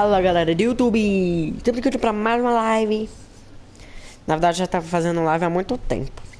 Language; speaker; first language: Portuguese; native; Portuguese